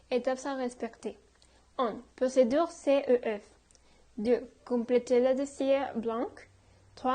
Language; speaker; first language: French; non-native, learner; Spanish